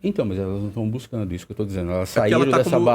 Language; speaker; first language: Portuguese; native; Portuguese